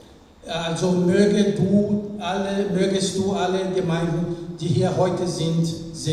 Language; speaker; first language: German; non-native, fluent; French